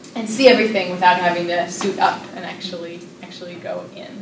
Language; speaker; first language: English; native; English